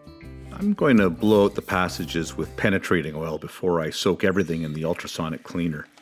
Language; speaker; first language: English; native; English